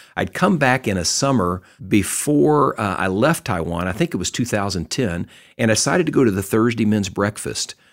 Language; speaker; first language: English; native; English